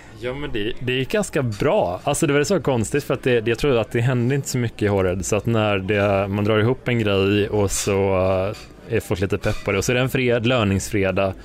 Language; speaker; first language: Swedish; native; Swedish